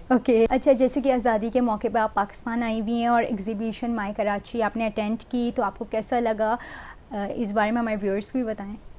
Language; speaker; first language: Urdu; native; Urdu